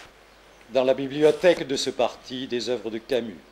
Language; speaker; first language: French; native; French